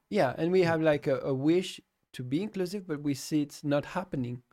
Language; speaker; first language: English; non-native, fluent; French